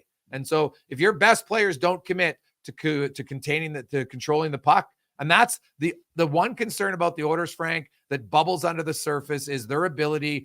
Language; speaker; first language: English; native; English